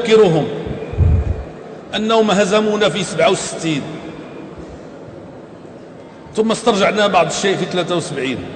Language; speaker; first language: Arabic; native; Arabic